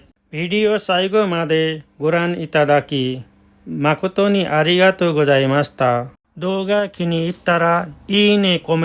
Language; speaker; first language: Japanese; non-native, learner; Nepali